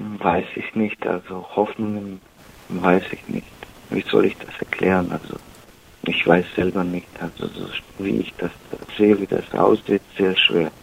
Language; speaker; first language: German; non-native, learner; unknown